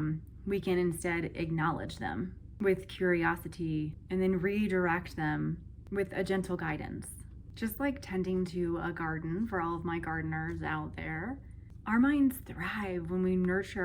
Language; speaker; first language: English; native; English